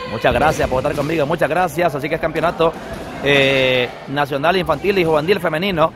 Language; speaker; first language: Spanish; native; Spanish